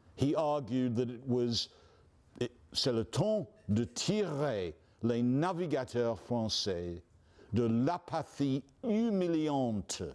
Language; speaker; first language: French; non-native, fluent; English